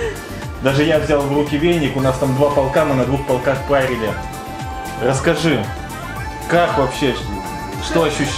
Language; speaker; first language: Russian; native; Russian